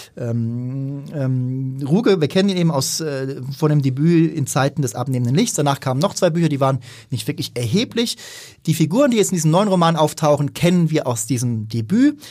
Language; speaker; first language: German; native; German